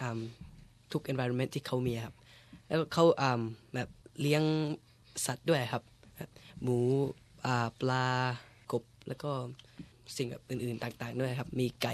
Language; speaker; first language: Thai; early bilingual, heritage; English